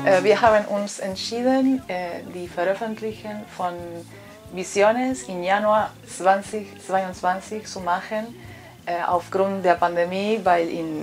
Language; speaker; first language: German; non-native, fluent; Spanish